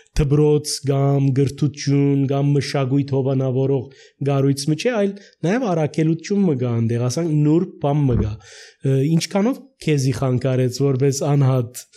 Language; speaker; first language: Armenian; early bilingual, heritage; Armenian